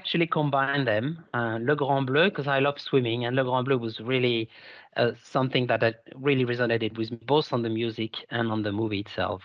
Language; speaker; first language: English; non-native, fluent; French